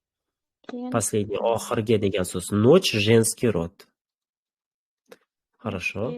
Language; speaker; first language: Russian; non-native, fluent; Uzbek